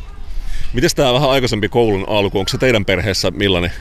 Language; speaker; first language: Finnish; native; Finnish